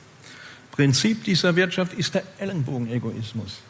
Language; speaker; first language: German; native; German